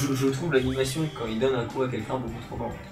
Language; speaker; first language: French; native; French